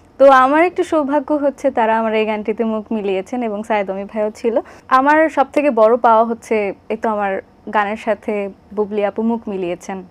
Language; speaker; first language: Bangla; native; Bangla